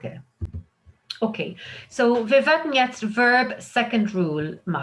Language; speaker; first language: German; non-native, fluent; English